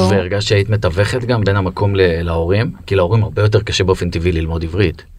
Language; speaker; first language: Hebrew; native; Hebrew